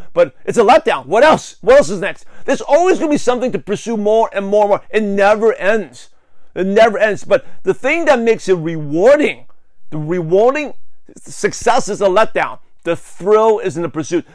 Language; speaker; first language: English; native; English